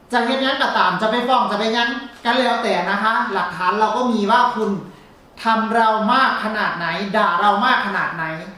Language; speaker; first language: Thai; native; Thai